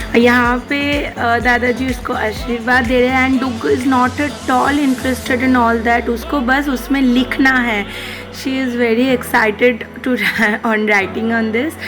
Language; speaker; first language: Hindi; non-native, local second language; Bangla